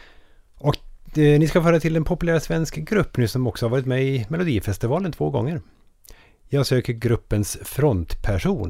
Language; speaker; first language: Swedish; native; Swedish